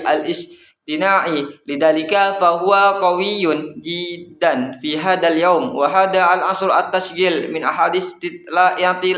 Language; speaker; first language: Arabic; non-native, learner; Indonesian